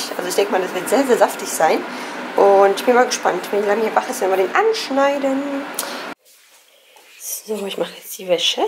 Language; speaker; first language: German; native; German